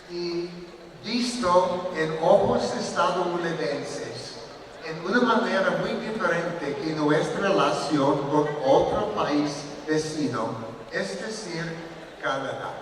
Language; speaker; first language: Spanish; non-native, learner; English